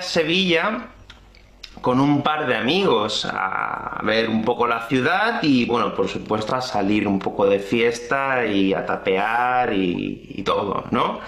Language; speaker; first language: Spanish; native; Spanish